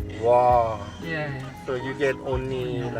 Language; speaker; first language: English; non-native, learner; Korean